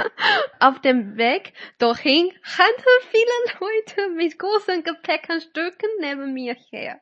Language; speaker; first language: German; non-native, fluent; Chinese